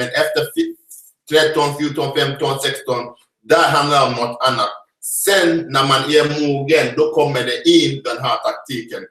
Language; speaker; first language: Swedish; non-native, fluent; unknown